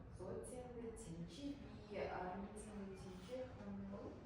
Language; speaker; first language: Chinese; non-native, learner; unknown